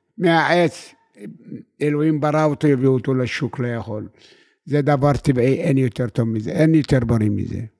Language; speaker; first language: Hebrew; non-native, fluent; Arabic